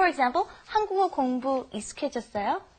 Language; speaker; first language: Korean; non-native, fluent; English